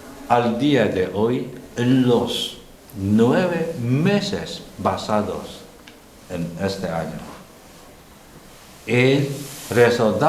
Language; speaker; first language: Spanish; non-native, learner; Chinese